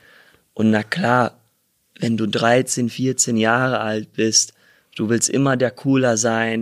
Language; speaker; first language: German; early bilingual, heritage; German